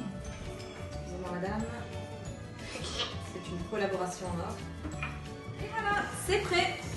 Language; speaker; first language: French; native; French